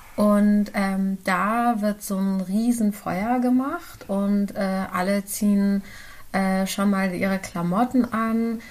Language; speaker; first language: German; early bilingual, other home language; Central Kurdish